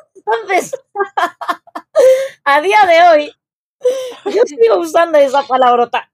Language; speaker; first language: Spanish; early bilingual, other home language; Arabic